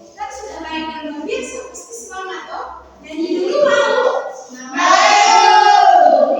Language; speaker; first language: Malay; non-native, local second language; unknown